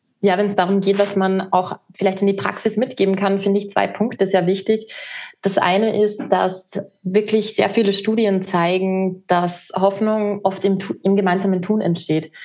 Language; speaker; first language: German; native; German